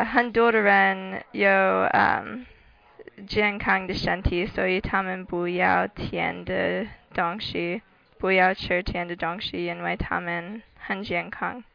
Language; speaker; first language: Chinese; non-native, learner; English